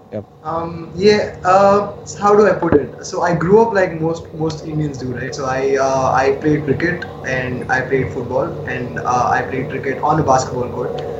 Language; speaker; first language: English; non-native, local second language; Telugu